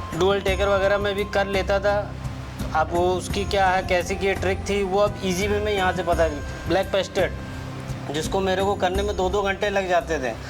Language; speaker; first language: Hindi; native; Hindi